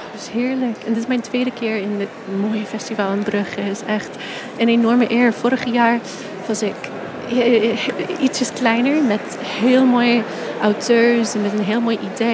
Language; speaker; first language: Dutch; non-native, fluent; English